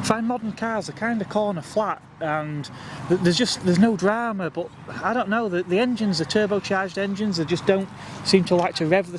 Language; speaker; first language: English; native; English